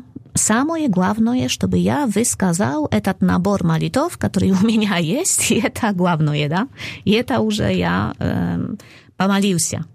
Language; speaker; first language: Russian; non-native, fluent; Polish